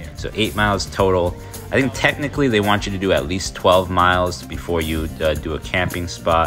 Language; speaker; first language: English; native; English